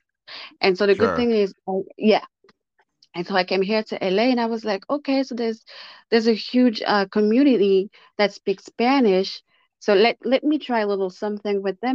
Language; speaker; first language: English; non-native, fluent; French